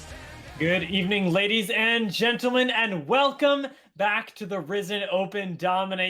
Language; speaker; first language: English; native; English